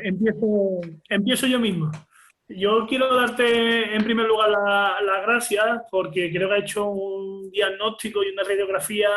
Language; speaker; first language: Spanish; native; Spanish